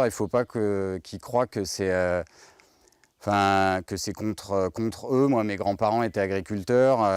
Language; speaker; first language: French; native; French